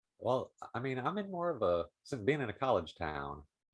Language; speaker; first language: English; native; English